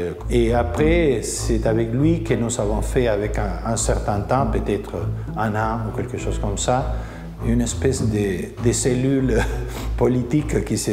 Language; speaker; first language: French; non-native, fluent; Spanish